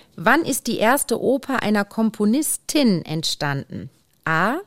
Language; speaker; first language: German; native; German